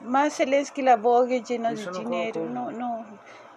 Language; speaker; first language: Portuguese; non-native, learner; Spanish